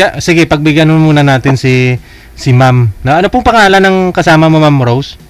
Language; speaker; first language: Filipino; native; Filipino